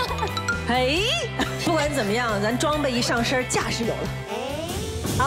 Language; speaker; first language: Chinese; native; Chinese